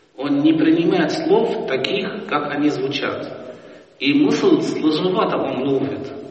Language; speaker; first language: Russian; non-native, fluent; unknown